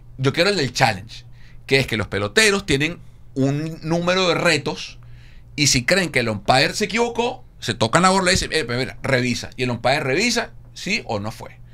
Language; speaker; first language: Spanish; native; Spanish